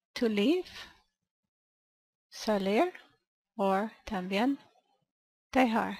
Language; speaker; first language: Spanish; non-native, learner; English